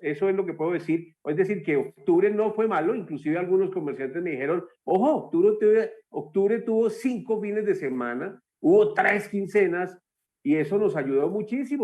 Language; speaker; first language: Spanish; native; Spanish